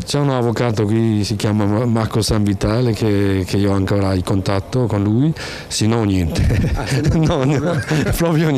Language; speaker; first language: Italian; non-native, learner; Danish